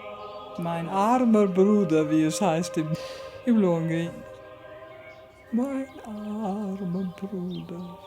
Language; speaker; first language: German; early bilingual, heritage; German